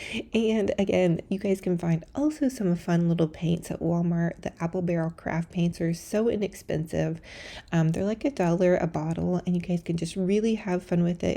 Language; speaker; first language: English; native; English